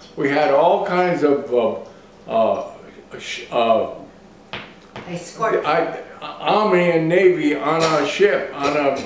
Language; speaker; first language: English; native; English